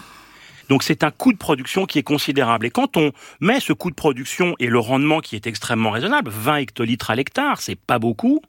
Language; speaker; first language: French; native; French